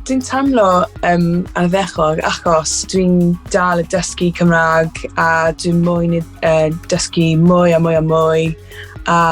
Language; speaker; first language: Welsh; non-native, learner; English